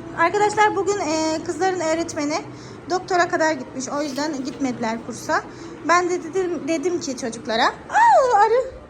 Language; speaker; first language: Turkish; native; Turkish